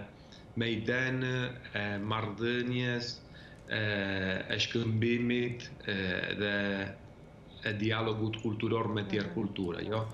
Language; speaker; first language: Albanian; early bilingual, heritage; Albanian